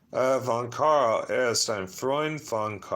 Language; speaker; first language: German; non-native, learner; English